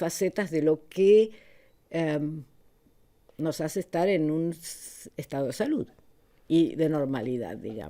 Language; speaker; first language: Spanish; native; Spanish